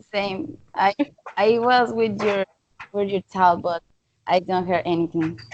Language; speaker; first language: English; non-native, learner; Spanish